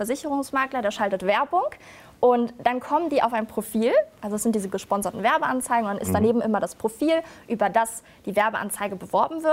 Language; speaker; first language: German; native; German